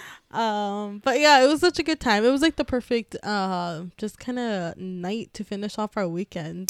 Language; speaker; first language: English; early bilingual, other home language; Spanish